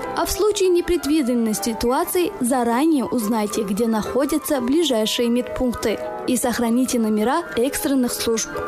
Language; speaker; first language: Russian; non-native, local second language; Tajik